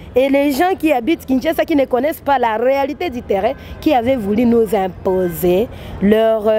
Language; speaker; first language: French; non-native, local second language; Swahili